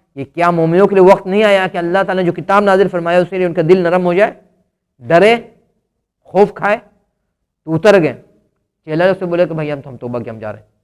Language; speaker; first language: Urdu; native; Urdu